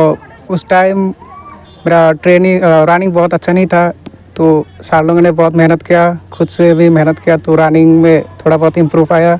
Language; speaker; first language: Hindi; non-native, local second language; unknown